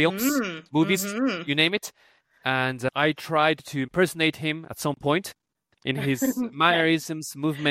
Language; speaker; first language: English; non-native, fluent; Spanish